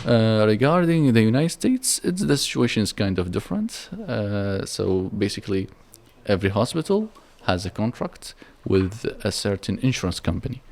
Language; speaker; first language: English; non-native, fluent; Arabic